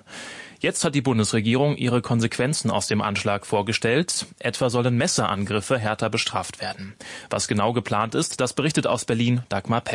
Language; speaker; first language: German; native; German